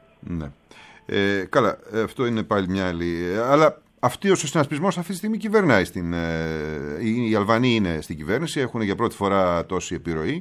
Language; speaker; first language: Greek; native; Greek